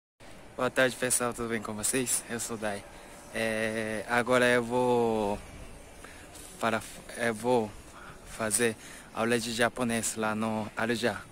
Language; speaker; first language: Portuguese; non-native, learner; Japanese